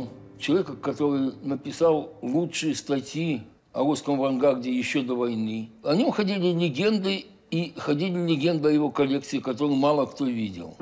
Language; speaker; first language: Russian; native; Russian